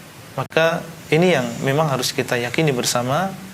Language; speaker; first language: Indonesian; native; Indonesian